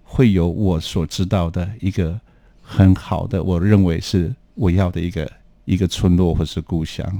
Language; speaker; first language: Chinese; non-native, local second language; Amis